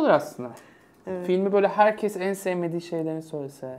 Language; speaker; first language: Turkish; native; Turkish